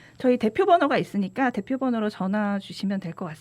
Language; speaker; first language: Korean; native; Korean